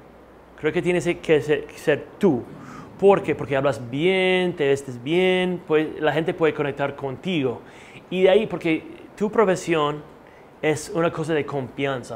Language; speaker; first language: Spanish; non-native, fluent; English